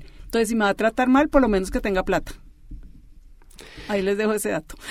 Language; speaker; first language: Spanish; native; Spanish